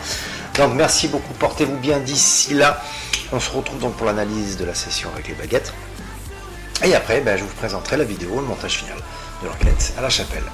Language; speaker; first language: French; native; French